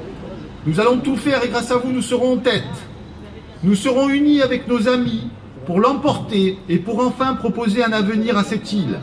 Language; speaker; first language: French; native; French